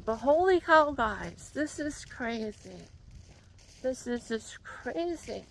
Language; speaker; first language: English; native; English